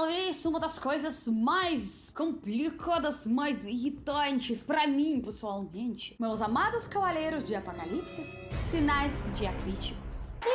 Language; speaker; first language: Portuguese; non-native, fluent; Russian